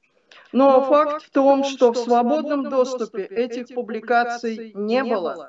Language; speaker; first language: Russian; native; Russian